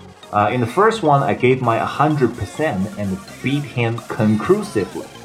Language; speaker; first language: English; non-native, fluent; Chinese